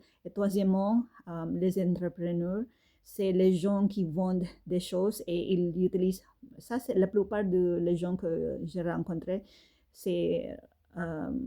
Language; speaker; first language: French; non-native, learner; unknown